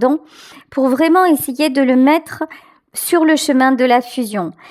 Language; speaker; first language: French; native; French